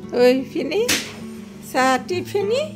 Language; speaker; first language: French; non-native, learner; Bangla